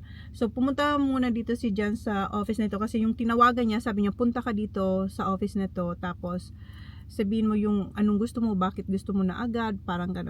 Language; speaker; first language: Filipino; native; Filipino